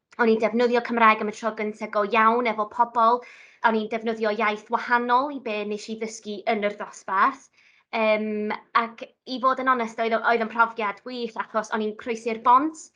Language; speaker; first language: Welsh; non-native, local second language; Italian